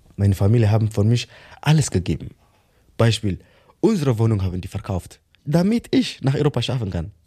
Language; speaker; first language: German; non-native, learner; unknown